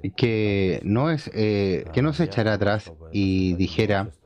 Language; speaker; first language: Spanish; non-native, fluent; Chinese